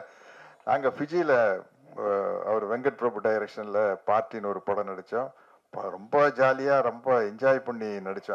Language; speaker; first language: Tamil; native; Tamil